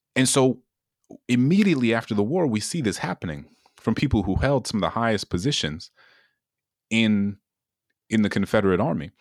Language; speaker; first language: English; native; English